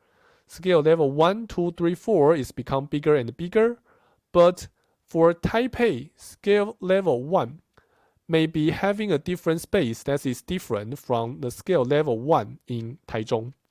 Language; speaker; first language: English; non-native, fluent; Chinese